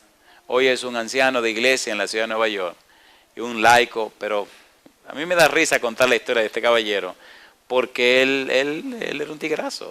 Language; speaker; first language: Spanish; native; Spanish